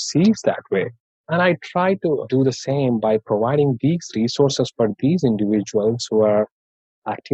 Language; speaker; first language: English; non-native, local second language; Telugu